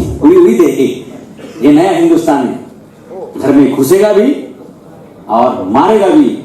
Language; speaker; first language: Hindi; non-native, local second language; Marathi